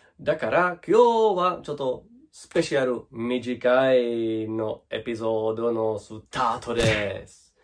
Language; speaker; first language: Japanese; non-native, learner; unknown